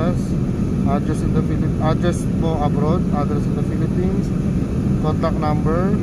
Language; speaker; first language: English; non-native, local second language; Filipino